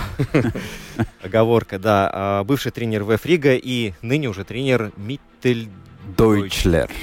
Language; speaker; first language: Russian; native; Russian